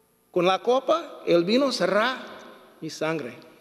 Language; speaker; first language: Spanish; non-native, fluent; English